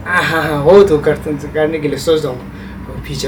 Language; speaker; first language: Hindi; non-native, local second language; Ladakhi